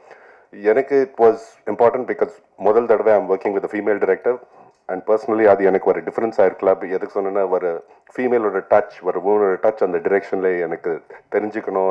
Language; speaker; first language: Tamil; non-native, local second language; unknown